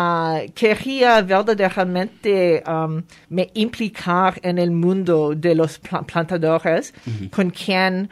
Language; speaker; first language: Spanish; non-native, fluent; French